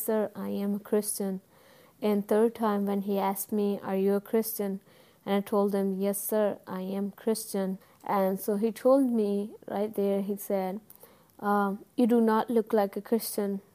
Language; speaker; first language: English; non-native, local second language; Punjabi